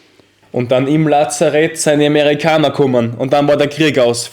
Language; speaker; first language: German; native; German